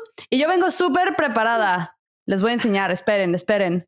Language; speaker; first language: Spanish; native; Spanish